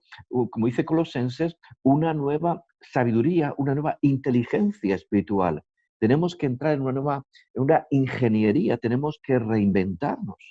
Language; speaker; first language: Spanish; native; Spanish